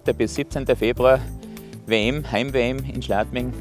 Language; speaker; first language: German; native; German